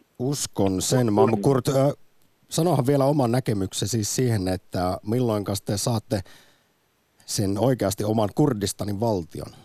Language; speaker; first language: Finnish; native; Finnish